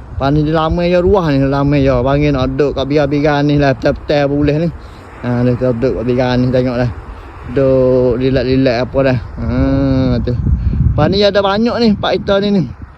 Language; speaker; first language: Malay; native; Malay